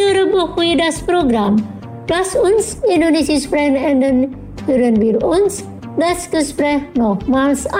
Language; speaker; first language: German; non-native, fluent; Indonesian